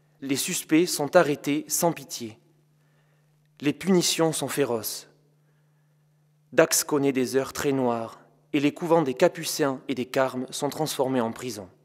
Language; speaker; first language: French; native; French